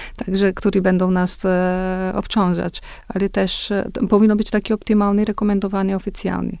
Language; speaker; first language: Polish; non-native, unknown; Macedonian